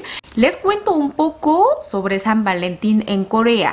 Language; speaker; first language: Spanish; non-native, learner; Korean